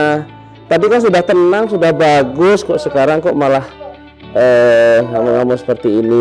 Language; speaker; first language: Indonesian; native; Indonesian